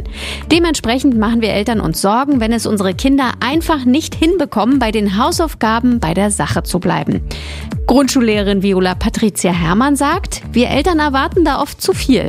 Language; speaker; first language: German; native; German